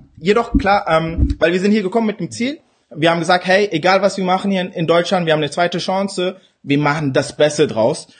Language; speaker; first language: German; early bilingual, other home language; Urdu